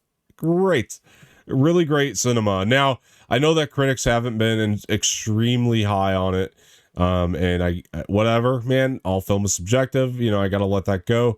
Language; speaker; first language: English; native; English